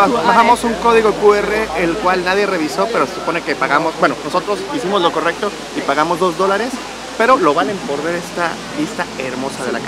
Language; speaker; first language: Spanish; native; Spanish